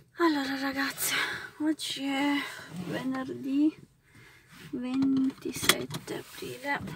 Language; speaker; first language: Italian; non-native, fluent; Romanian